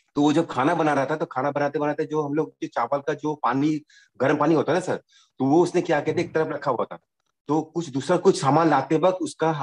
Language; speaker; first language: Hindi; non-native, local second language; Bangla